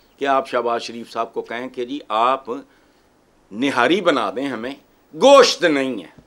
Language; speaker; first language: Urdu; non-native, local second language; Punjabi